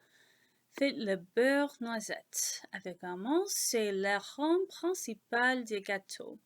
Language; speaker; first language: French; non-native, learner; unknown